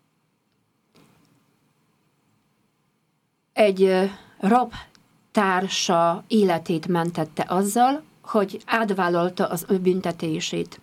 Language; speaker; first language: Hungarian; non-native, fluent; Polish